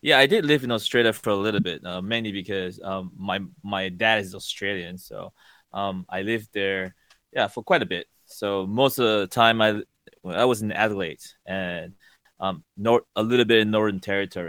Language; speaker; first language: English; native; English